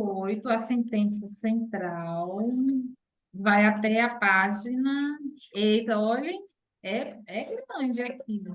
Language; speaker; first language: Portuguese; native; Portuguese